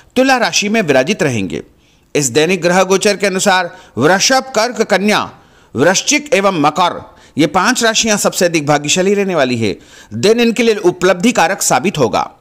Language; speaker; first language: Hindi; native; Hindi